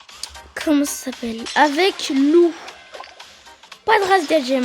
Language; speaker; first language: French; native; French